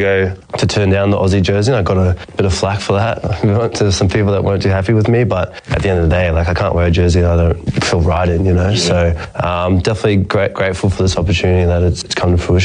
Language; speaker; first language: English; native; English